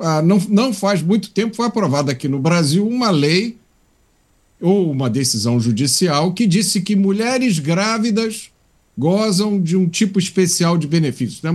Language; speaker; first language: Portuguese; native; Portuguese